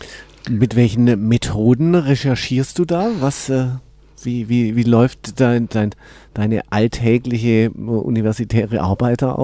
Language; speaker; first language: German; native; German